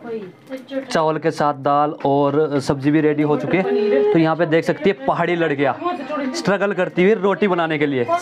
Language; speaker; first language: Hindi; native; Hindi